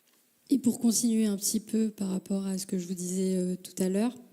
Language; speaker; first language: French; native; French